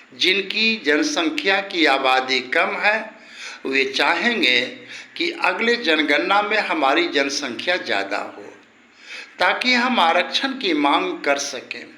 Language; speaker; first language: Hindi; native; Hindi